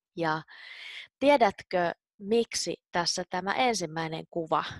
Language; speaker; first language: Finnish; native; Finnish